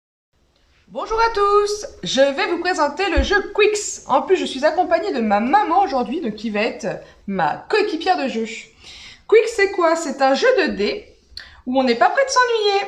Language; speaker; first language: French; native; French